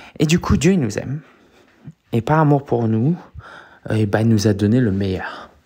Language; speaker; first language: French; early bilingual, other home language; Chinese